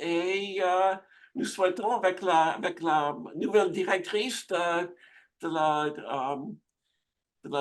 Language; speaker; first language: French; non-native, fluent; English